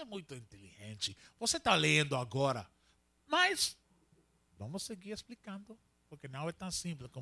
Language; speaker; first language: Portuguese; non-native, learner; Spanish